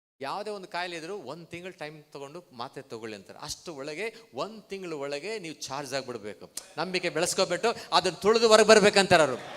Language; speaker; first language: Kannada; non-native, local second language; Tamil